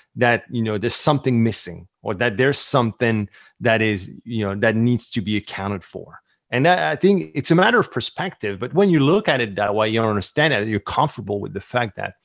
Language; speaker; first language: English; non-native, fluent; French